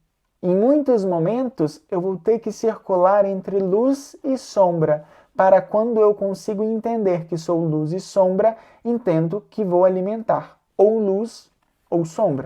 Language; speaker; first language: Portuguese; native; Portuguese